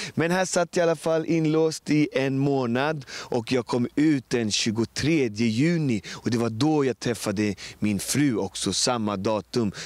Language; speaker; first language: Swedish; native; Swedish